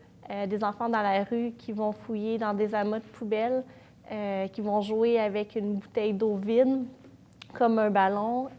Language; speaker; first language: French; native; French